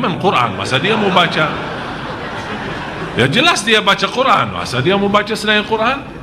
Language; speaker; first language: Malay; non-native, fluent; Arabic